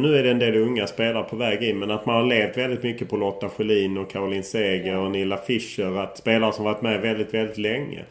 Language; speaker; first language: Swedish; native; Swedish